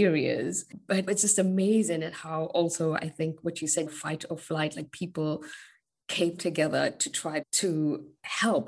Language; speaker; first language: English; native; English